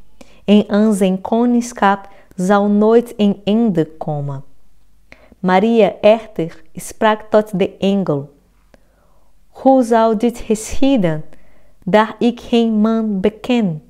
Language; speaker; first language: Dutch; non-native, fluent; Portuguese